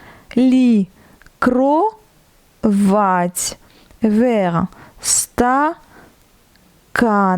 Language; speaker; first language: Russian; non-native, fluent; French